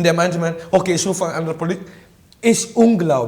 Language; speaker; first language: German; non-native, fluent; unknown